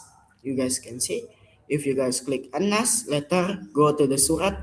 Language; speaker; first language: English; non-native, learner; Indonesian